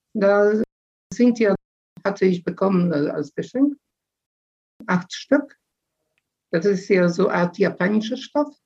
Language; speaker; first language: German; non-native, fluent; Polish